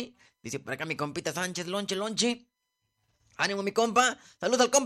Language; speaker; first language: Spanish; native; Spanish